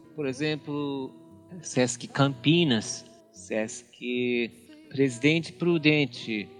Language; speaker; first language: Portuguese; non-native, fluent; Japanese